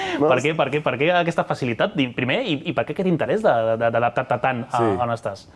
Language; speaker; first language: Catalan; native; Catalan